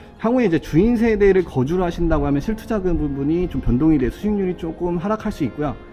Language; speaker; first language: Korean; native; Korean